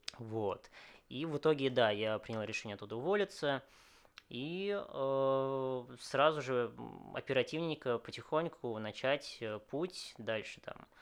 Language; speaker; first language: Russian; early bilingual, other home language; Vietnamese